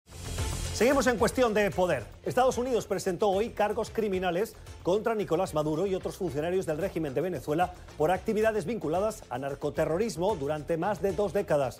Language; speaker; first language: Spanish; native; Spanish